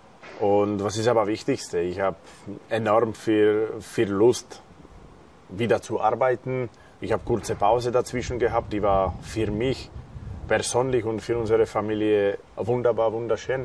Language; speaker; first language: German; non-native, fluent; Slovak